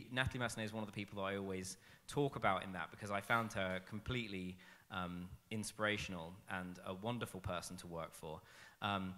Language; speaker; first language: English; native; English